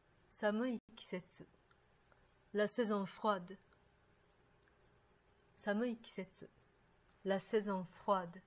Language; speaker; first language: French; non-native, fluent; Japanese